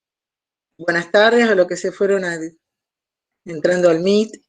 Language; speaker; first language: Spanish; native; Spanish